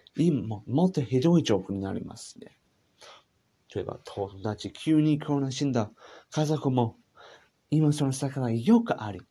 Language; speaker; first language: Japanese; non-native, learner; English